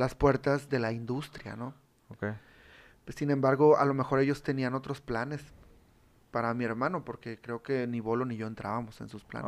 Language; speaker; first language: Spanish; native; Spanish